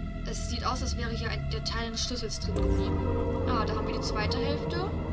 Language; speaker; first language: German; native; German